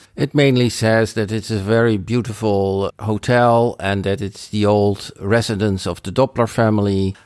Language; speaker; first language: English; non-native, fluent; Dutch